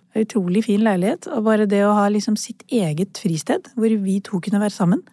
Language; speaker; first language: Norwegian; early bilingual, other home language; Urdu